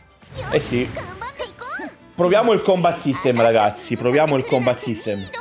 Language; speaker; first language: Italian; native; Italian